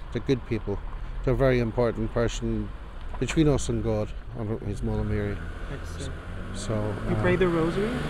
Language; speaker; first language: English; native; English